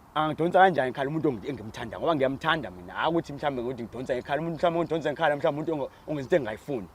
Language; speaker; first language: Zulu; native; Zulu